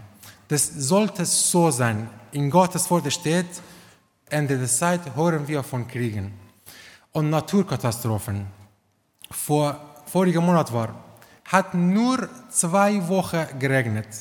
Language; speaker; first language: German; non-native, learner; Romanian